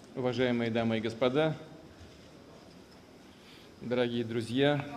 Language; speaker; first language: Russian; native; Russian